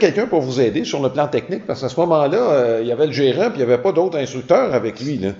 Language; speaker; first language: French; native; French